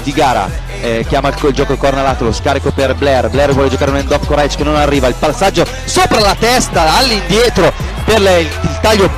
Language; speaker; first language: Italian; native; Italian